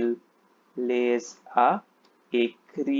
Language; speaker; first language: French; non-native, fluent; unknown